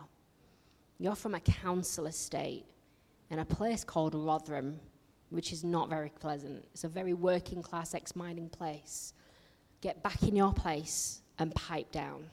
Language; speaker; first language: English; native; English